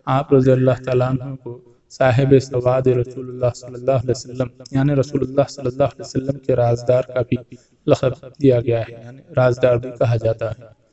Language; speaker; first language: Urdu; native; Urdu